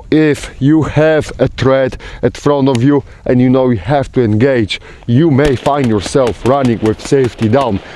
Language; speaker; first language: English; non-native, fluent; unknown